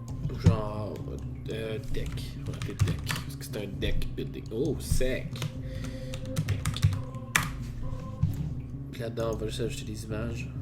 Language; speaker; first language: French; native; French